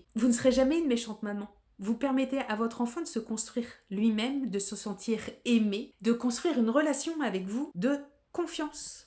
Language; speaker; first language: French; native; French